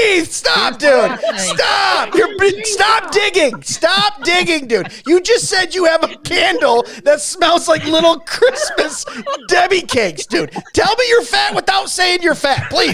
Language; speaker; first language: English; native; English